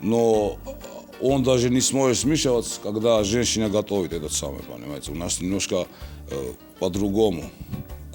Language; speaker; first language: Russian; non-native, local second language; Georgian